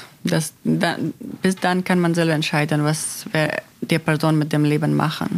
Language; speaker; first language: German; non-native, learner; Persian